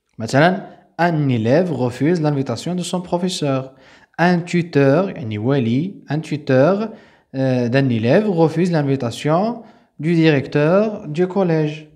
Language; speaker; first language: French; non-native, local second language; Arabic